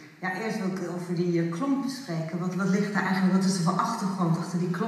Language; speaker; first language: Dutch; non-native, learner; Swedish